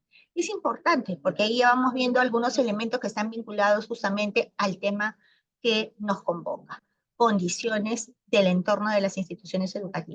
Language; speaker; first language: Spanish; native; Spanish